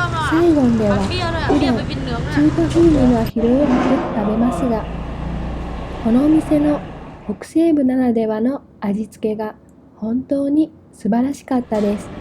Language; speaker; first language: Japanese; non-native, fluent; Vietnamese